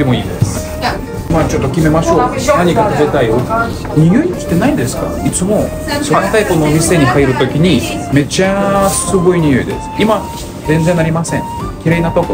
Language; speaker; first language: Japanese; non-native, learner; Russian